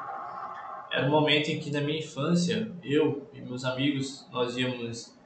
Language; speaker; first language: Portuguese; native; Portuguese